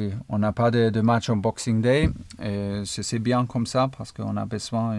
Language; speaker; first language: French; non-native, fluent; German